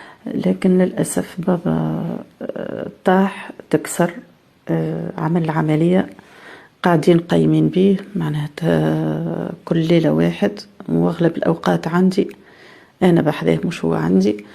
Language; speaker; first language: Arabic; native; Arabic